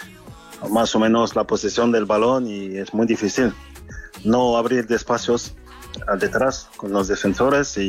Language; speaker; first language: Spanish; non-native, fluent; French